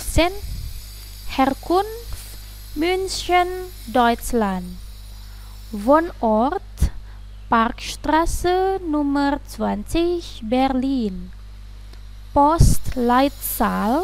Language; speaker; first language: German; non-native, fluent; Indonesian